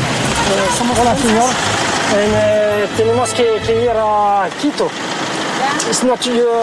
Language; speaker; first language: Spanish; non-native, learner; French